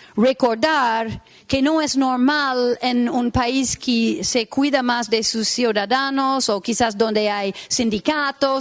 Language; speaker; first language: Spanish; non-native, fluent; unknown